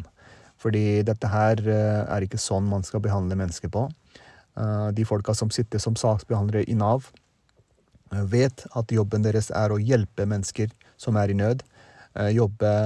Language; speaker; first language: Norwegian; early bilingual, other home language; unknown